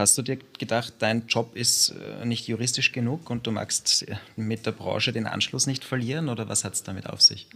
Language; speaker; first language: German; native; German